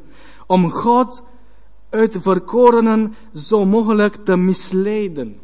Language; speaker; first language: Dutch; non-native, learner; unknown